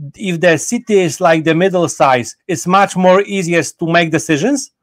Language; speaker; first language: English; non-native, fluent; Polish